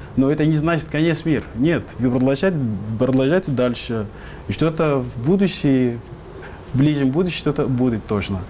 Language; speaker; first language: Russian; non-native, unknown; Arabic